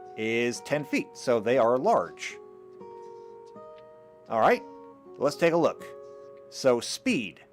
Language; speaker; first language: English; native; English